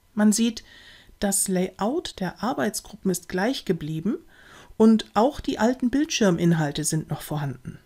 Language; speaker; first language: German; native; German